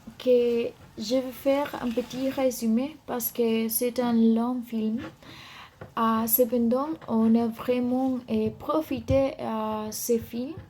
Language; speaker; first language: French; non-native, learner; Spanish